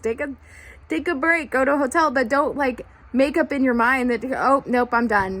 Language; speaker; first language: English; native; English